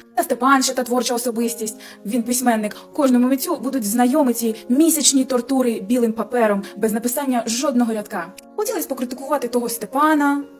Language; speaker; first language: Ukrainian; non-native, local second language; Russian